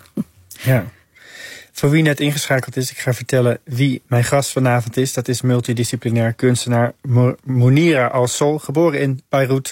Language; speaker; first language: Dutch; native; Dutch